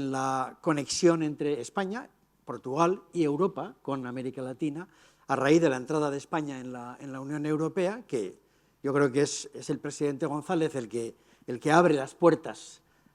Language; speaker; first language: Spanish; native; Spanish